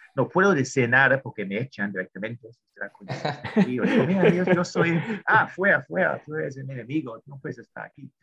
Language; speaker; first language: Spanish; non-native, fluent; English